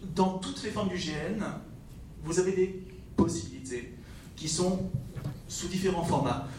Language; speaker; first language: French; non-native, fluent; Dutch